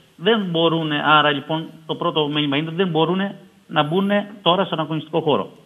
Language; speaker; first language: Greek; native; Greek